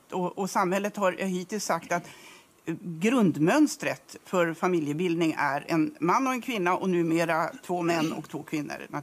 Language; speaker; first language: Swedish; native; Swedish